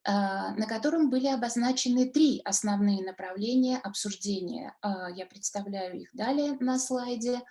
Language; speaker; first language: Russian; native; Russian